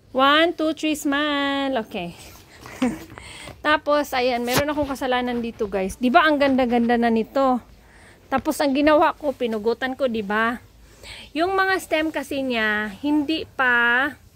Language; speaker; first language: Filipino; non-native, local second language; Cebuano